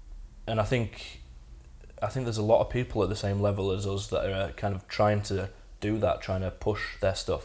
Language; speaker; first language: English; native; English